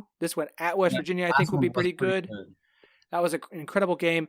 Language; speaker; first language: English; native; English